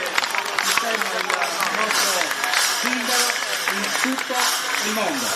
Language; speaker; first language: Italian; native; Italian